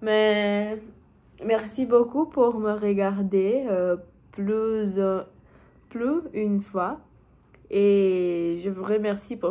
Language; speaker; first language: French; non-native, learner; Portuguese